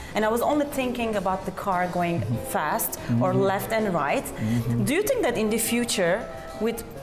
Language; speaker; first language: English; non-native, fluent; Turkish